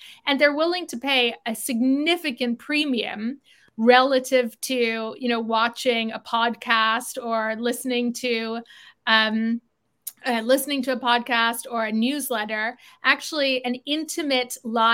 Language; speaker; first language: English; native; English